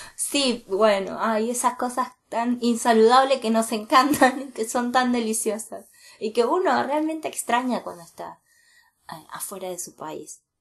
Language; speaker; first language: Spanish; native; Spanish